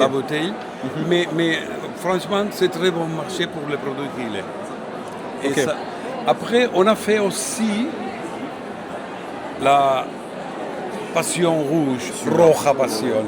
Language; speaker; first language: French; non-native, fluent; Spanish